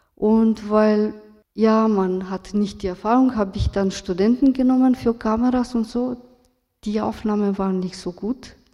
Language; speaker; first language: German; non-native, fluent; Romanian